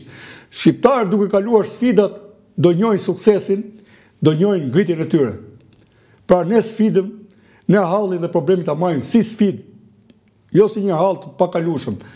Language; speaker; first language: Albanian; native; Albanian